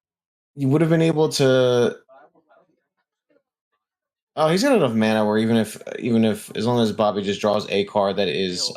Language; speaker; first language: English; native; English